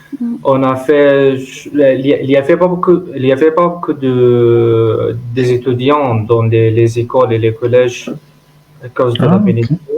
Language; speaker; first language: French; non-native, learner; Arabic